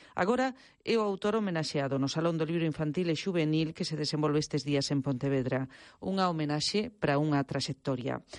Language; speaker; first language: Galician; native; Galician